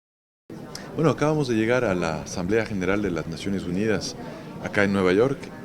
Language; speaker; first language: Spanish; native; Spanish